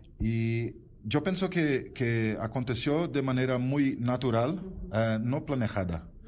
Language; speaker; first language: Spanish; non-native, learner; Portuguese